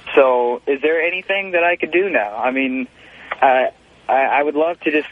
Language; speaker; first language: English; native; English